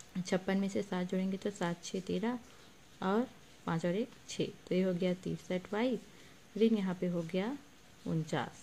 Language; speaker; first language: Hindi; native; Hindi